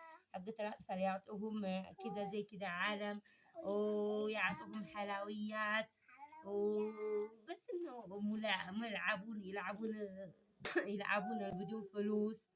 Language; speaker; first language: Arabic; early bilingual, other home language; Amharic